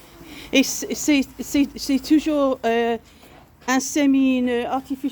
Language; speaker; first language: French; non-native, learner; English